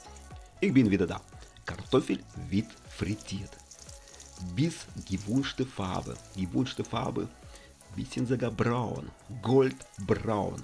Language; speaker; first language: German; non-native, learner; Russian